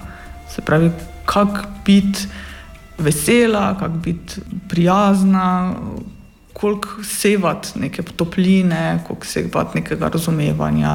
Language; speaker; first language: Slovenian; native; Slovenian